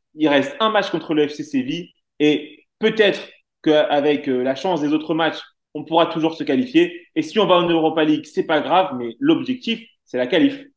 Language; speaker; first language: French; native; French